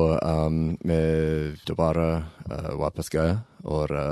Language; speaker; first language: Hindi; non-native, learner; English